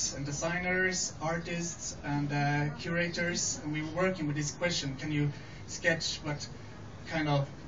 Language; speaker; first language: English; non-native, fluent; Swedish